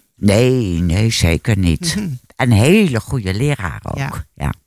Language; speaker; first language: Dutch; native; Dutch